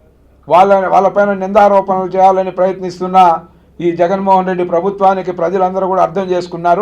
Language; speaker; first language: Telugu; native; Telugu